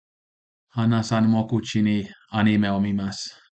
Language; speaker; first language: Japanese; non-native, learner; Finnish